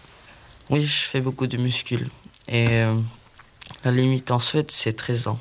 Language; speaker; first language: French; non-native, learner; Swedish